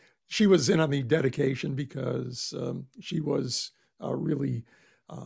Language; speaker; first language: English; native; English